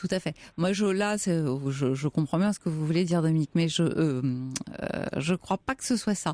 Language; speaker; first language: French; native; French